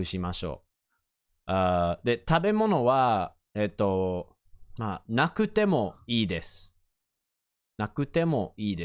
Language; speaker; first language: Japanese; non-native, fluent; English